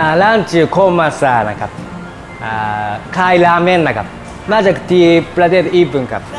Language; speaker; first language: Thai; non-native, learner; Japanese